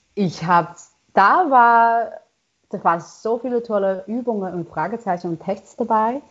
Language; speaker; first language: German; non-native, fluent; Chinese